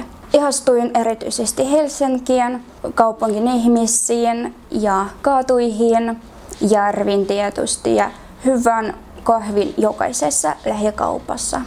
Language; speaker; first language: Finnish; non-native, fluent; Russian